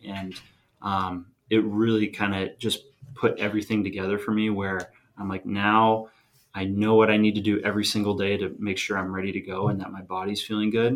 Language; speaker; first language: English; native; English